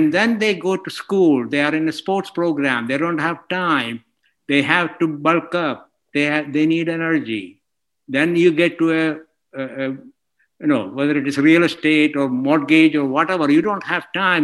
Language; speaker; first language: English; non-native, local second language; Malayalam